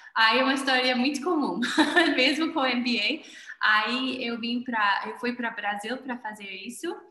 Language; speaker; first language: Portuguese; non-native, fluent; English